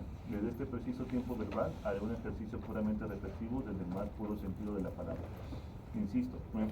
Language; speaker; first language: Spanish; native; Spanish